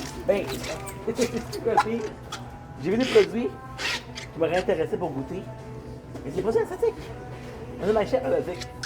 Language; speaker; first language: French; native; French